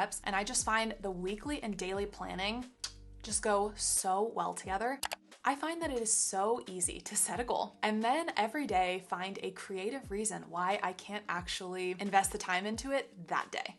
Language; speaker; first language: English; native; English